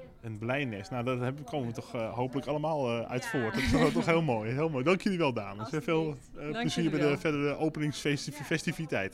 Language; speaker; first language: Dutch; native; Dutch